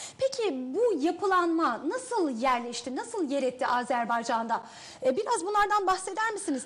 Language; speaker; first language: Turkish; native; Turkish